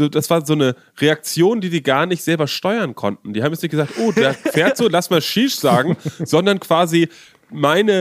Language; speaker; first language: German; native; German